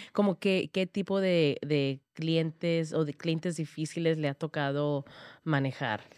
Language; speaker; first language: Spanish; early bilingual, heritage; Spanish